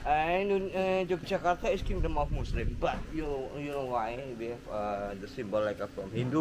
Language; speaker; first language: English; non-native, learner; Indonesian